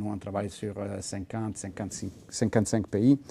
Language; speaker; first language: French; non-native, fluent; Italian